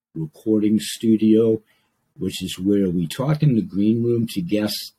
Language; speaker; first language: English; native; English